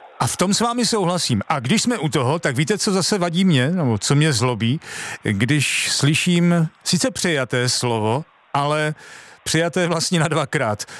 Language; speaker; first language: Czech; native; Czech